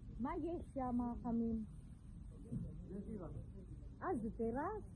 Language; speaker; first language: Hebrew; non-native, learner; Filipino